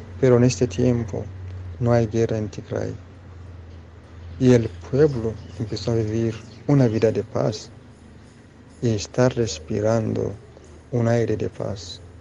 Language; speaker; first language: Spanish; non-native, learner; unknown